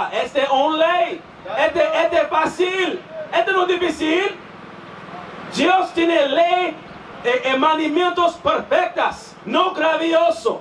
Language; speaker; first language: Spanish; non-native, learner; English